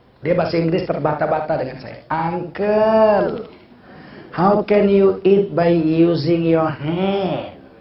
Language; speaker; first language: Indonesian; native; Indonesian